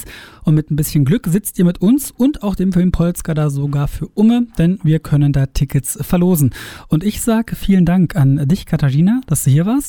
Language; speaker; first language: German; native; German